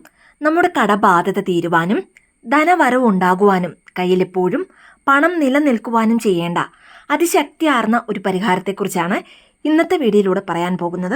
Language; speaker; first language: Malayalam; native; Malayalam